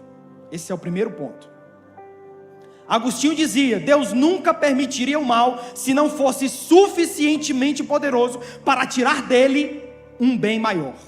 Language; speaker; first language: Portuguese; native; Portuguese